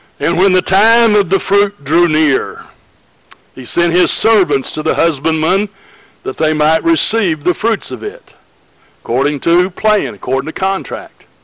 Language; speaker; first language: English; native; English